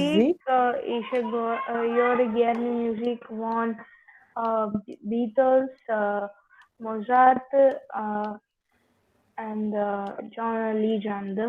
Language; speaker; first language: German; non-native, learner; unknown